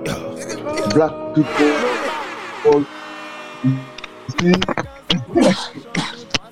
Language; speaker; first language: English; non-native, learner; French